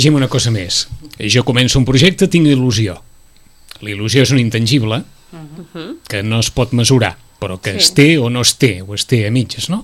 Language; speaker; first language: Catalan; native; Catalan